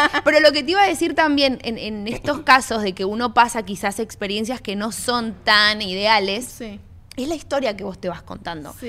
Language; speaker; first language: Spanish; native; Spanish